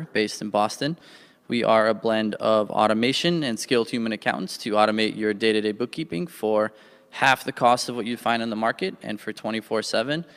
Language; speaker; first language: English; native; English